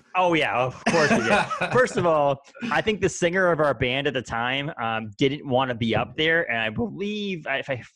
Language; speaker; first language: English; native; English